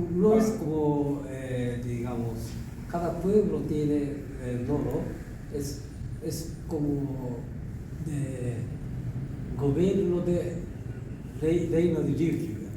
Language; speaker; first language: Spanish; non-native, learner; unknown